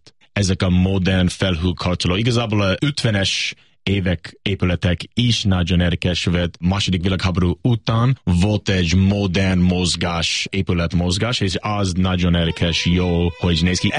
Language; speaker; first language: Hungarian; non-native, learner; English